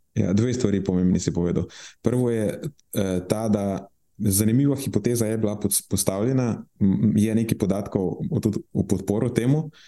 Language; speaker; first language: Slovenian; non-native, local second language; Serbian